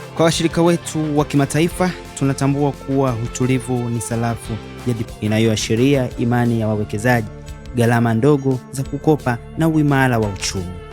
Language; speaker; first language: Swahili; native; Swahili